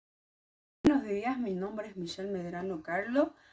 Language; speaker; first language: Spanish; native; Spanish